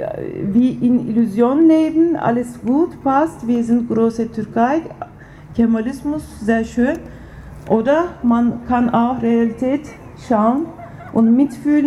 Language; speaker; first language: German; non-native, fluent; Turkish